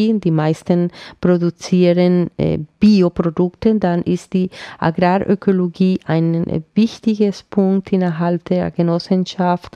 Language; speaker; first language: German; non-native, fluent; Spanish